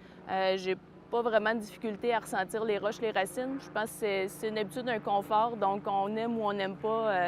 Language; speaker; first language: French; native; French